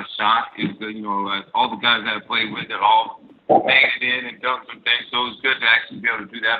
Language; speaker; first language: English; native; English